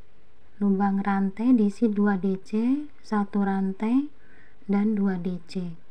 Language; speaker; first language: Indonesian; native; Indonesian